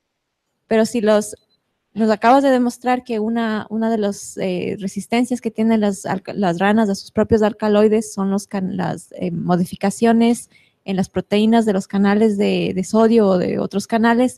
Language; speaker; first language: Spanish; native; Spanish